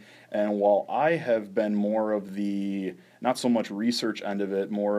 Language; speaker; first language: English; native; English